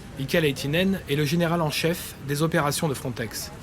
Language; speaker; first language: French; native; French